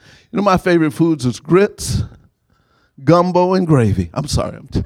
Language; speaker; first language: English; native; English